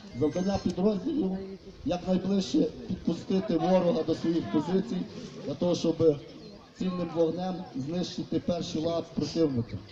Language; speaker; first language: Ukrainian; native; Ukrainian